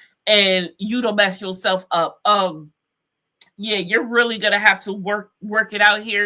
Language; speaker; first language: English; native; English